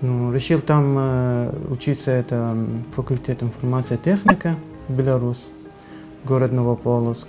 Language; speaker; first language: Russian; non-native, learner; Arabic